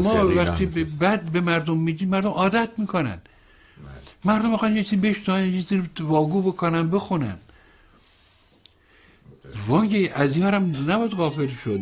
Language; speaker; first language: Persian; native; Persian